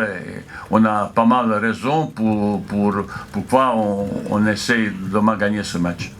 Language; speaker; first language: French; non-native, fluent; Bosnian